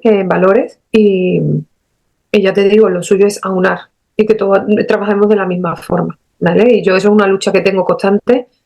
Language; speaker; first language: Spanish; native; Spanish